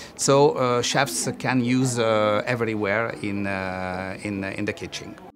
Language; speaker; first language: English; non-native, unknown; Italian